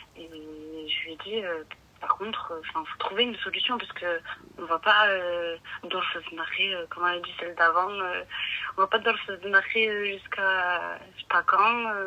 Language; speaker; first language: French; early bilingual, other home language; Arabic